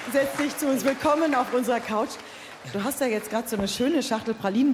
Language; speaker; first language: German; native; German